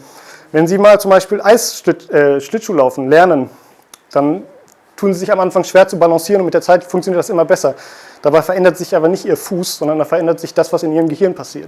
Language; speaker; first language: German; native; German